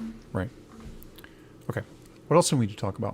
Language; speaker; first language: English; native; English